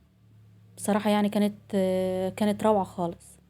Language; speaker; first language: Arabic; native; Arabic